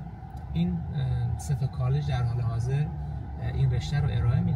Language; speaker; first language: Persian; native; Persian